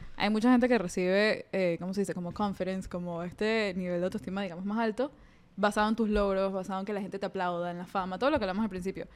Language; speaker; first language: Spanish; native; Spanish